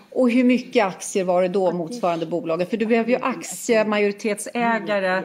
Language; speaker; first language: Swedish; native; Swedish